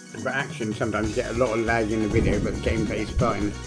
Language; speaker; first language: English; native; English